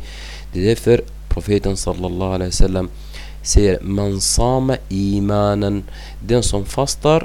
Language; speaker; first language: Swedish; non-native, fluent; Arabic